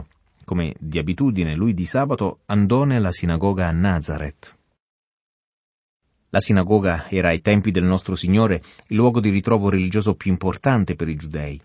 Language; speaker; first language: Italian; native; Italian